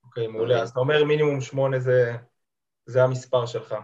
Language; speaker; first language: Hebrew; native; Hebrew